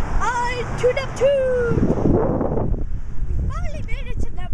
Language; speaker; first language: English; native; English